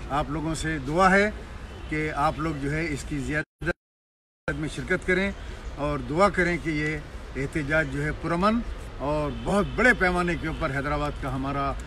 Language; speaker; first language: Urdu; native; Urdu